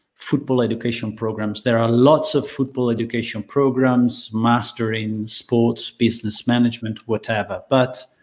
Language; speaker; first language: English; non-native, fluent; Italian